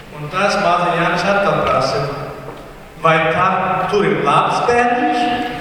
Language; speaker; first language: Latvian; non-native, learner; Portuguese